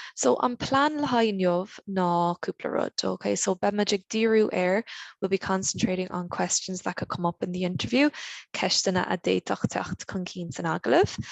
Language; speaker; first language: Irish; non-native, local second language; English